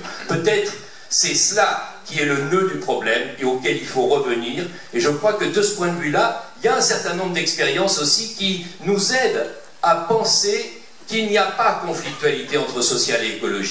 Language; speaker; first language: French; native; French